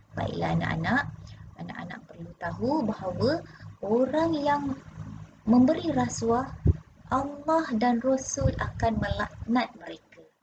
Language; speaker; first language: Malay; native; Malay